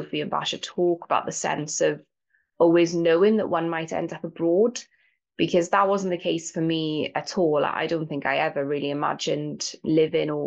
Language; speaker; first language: English; native; English